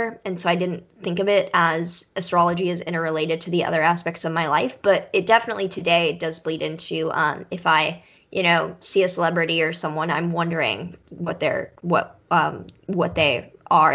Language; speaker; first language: English; native; English